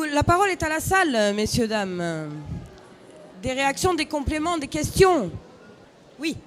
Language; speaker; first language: French; native; French